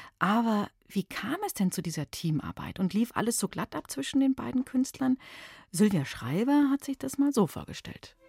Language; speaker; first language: German; native; German